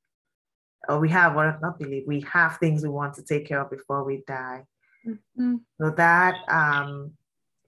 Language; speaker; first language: English; non-native, local second language; Yoruba